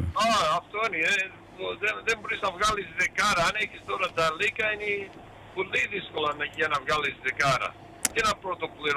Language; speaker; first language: Greek; early bilingual, heritage; Greek